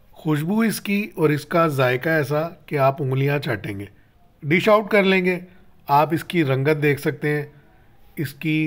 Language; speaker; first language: Urdu; native; Urdu